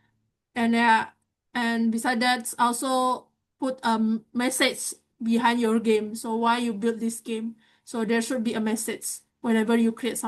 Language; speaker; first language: English; non-native, fluent; Indonesian